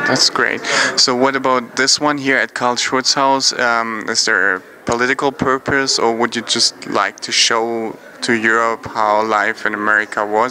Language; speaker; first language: English; non-native, fluent; German